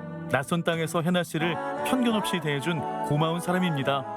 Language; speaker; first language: Korean; native; Korean